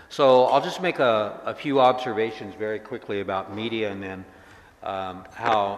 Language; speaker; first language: English; native; English